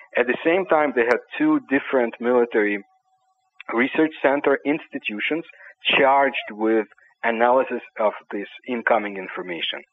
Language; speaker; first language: English; non-native, fluent; Ukrainian